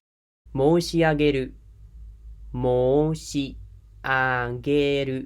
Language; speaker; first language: Japanese; non-native, fluent; Khmer